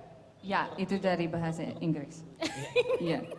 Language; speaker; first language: Indonesian; non-native, fluent; English